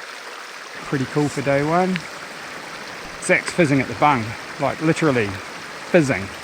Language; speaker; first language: English; native; English